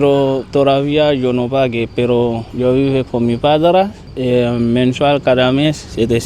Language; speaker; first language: Spanish; non-native, learner; Haitian Creole